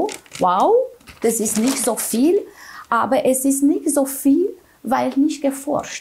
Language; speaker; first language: German; non-native, fluent; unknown